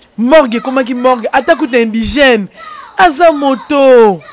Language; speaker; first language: French; non-native, local second language; Lingala